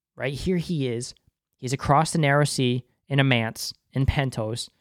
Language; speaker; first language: English; native; English